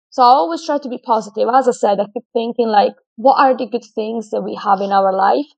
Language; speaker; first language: English; non-native, fluent; Italian